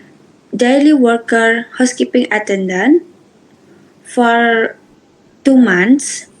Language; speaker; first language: English; non-native, learner; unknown